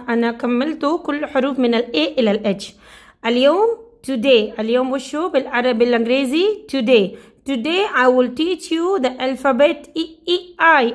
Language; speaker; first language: Arabic; non-native, learner; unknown